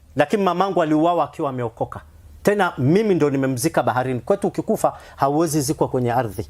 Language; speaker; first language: Swahili; non-native, fluent; Somali